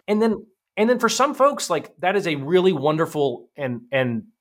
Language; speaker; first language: English; native; English